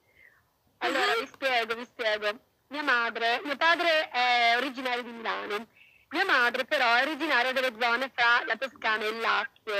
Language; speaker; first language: Italian; native; Italian